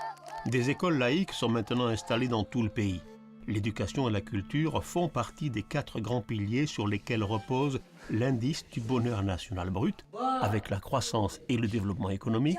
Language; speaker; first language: French; native; French